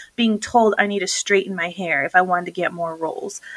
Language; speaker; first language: English; native; English